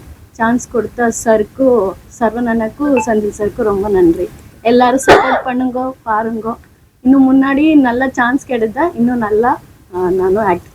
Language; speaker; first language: Tamil; non-native, learner; Kannada